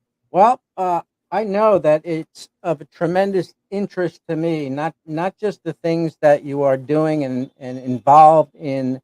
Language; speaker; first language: English; native; English